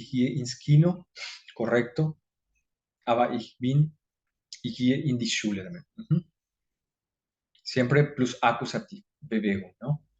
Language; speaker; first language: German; non-native, fluent; Spanish